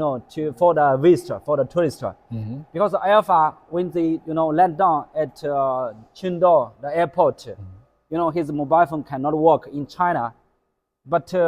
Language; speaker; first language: English; non-native, learner; Chinese